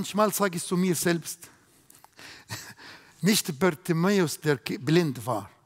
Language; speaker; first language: German; non-native, fluent; Arabic